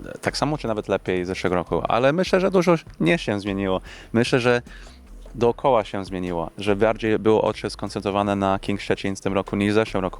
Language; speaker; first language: Polish; early bilingual, heritage; English